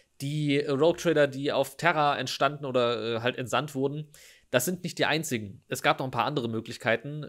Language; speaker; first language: German; native; German